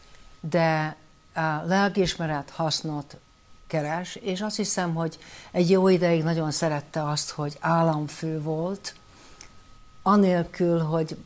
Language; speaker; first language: Hungarian; early bilingual, heritage; Hungarian